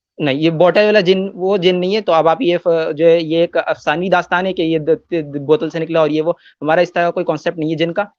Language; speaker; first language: Urdu; native; Urdu